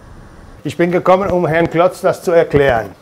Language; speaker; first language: German; non-native, fluent; Spanish